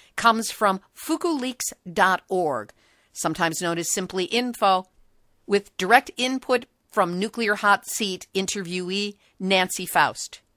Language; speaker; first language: English; native; English